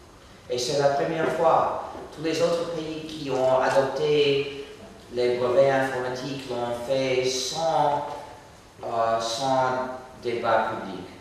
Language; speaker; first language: French; non-native, fluent; English